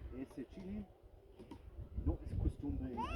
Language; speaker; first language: Spanish; non-native, learner; German